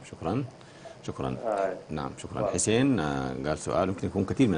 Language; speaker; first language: Arabic; native; Arabic